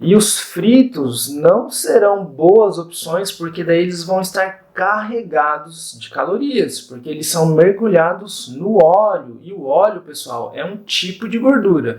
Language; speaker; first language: Portuguese; native; Portuguese